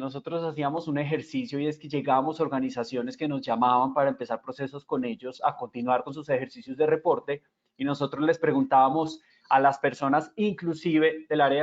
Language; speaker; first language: Spanish; native; Spanish